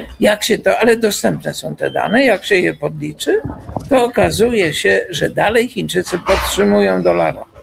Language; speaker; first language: Polish; native; Polish